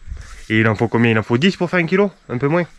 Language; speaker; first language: French; native; French